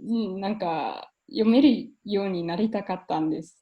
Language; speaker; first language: Japanese; non-native, fluent; German